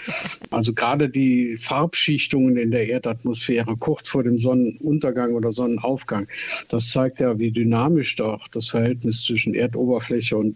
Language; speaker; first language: German; native; German